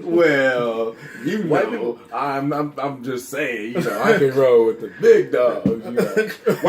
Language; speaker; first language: English; native; English